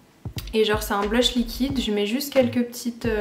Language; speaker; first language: French; native; French